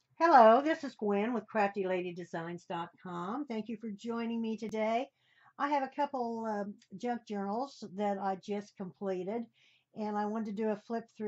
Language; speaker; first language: English; native; English